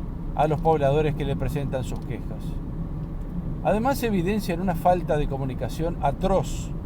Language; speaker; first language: Spanish; native; Spanish